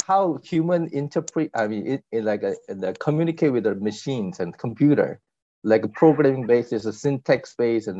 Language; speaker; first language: English; non-native, fluent; Korean